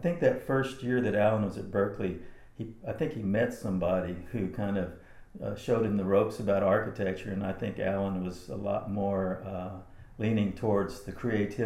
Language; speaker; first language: English; native; English